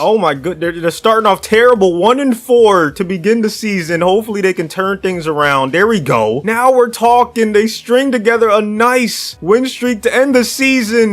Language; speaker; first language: English; native; English